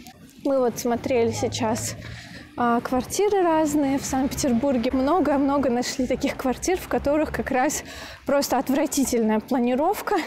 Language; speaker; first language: Russian; native; Russian